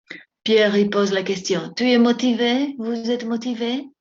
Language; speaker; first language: French; non-native, fluent; Spanish